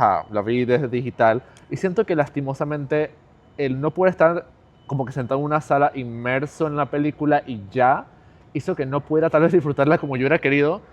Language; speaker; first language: Spanish; native; Spanish